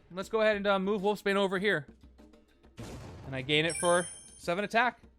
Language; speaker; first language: English; native; English